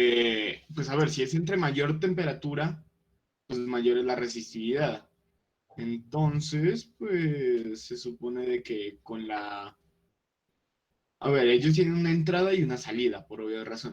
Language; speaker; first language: Spanish; native; Spanish